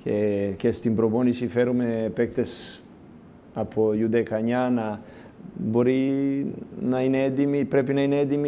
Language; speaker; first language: Greek; non-native, learner; Serbian